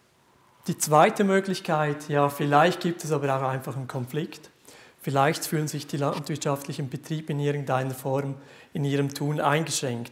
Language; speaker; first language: German; native; German